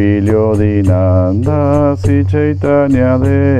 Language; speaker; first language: Italian; non-native, learner; Spanish